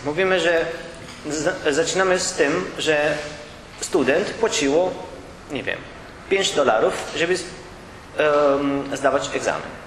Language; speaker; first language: Polish; non-native, learner; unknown